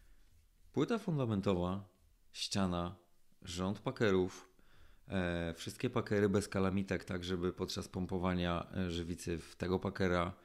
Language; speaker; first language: Polish; native; Polish